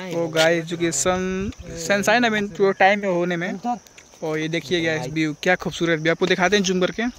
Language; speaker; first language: Hindi; native; Hindi